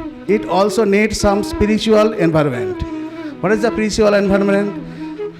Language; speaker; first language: English; non-native, local second language; Bangla